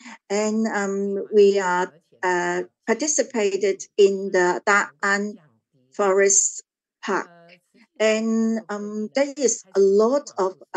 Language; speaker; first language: English; non-native, learner; Chinese